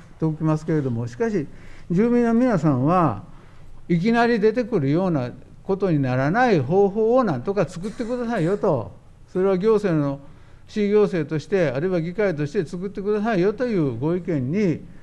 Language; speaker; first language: Japanese; native; Japanese